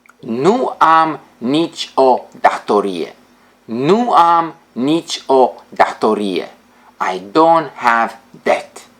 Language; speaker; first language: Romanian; native; Romanian